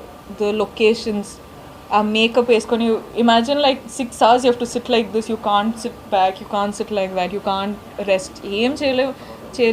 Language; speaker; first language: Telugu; non-native, local second language; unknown